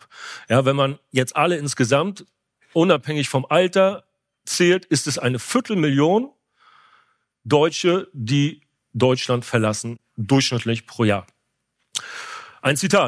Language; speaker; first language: German; native; German